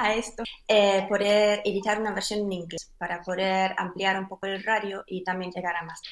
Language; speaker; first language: Spanish; non-native, fluent; German